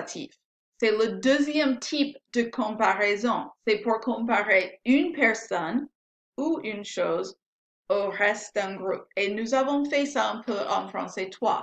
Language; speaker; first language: French; non-native, fluent; English